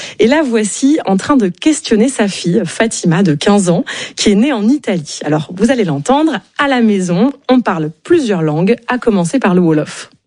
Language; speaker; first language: French; native; French